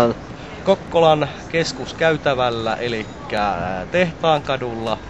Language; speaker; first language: Finnish; native; Finnish